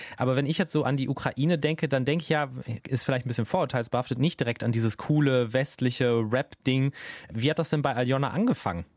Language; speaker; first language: German; native; German